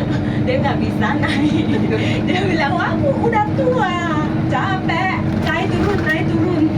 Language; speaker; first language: Indonesian; non-native, learner; Thai